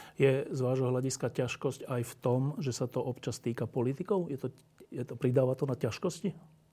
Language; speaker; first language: Slovak; native; Slovak